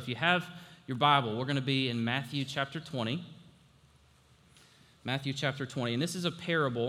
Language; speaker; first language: English; native; English